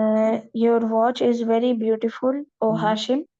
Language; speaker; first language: English; non-native, learner; Hindi